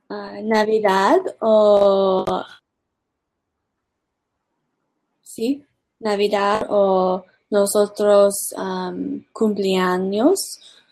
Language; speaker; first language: Spanish; early bilingual, heritage; English